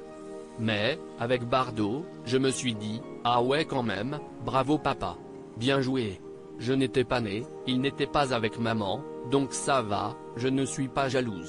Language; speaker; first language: French; native; French